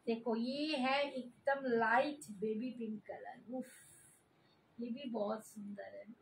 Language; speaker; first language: Hindi; non-native, local second language; Bangla